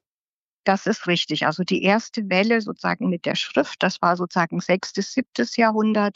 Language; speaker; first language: German; native; German